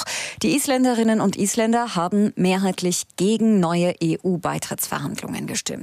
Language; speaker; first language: German; native; German